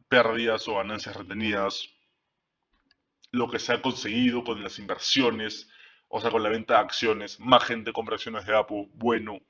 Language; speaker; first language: Spanish; native; Spanish